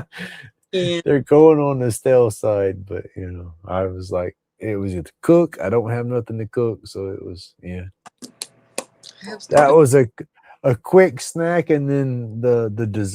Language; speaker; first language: English; native; English